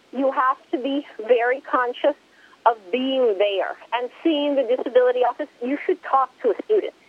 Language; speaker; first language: English; early bilingual, other home language; Spanish